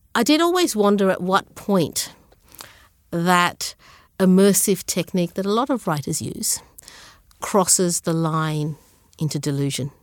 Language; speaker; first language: English; early bilingual, other home language; Sinhala